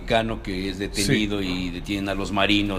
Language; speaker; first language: Spanish; native; Spanish